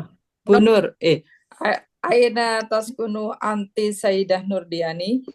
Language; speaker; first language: Arabic; non-native, learner; Indonesian